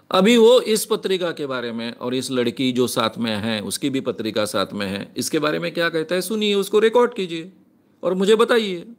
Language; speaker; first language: Hindi; non-native, local second language; Marathi